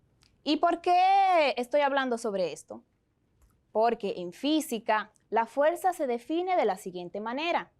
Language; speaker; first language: Spanish; native; Spanish